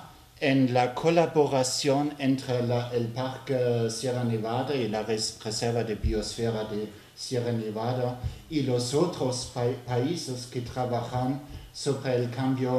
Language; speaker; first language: Spanish; non-native, learner; French